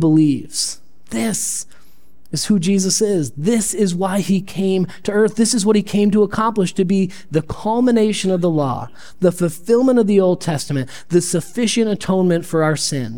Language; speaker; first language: English; native; English